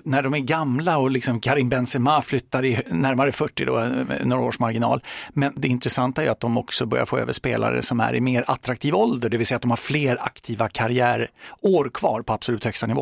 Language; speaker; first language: Swedish; native; Swedish